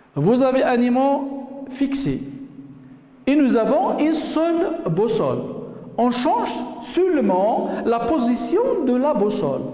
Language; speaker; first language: French; non-native, local second language; Arabic